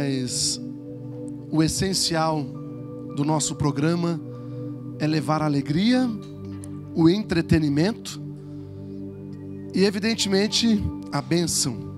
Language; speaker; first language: Portuguese; native; Portuguese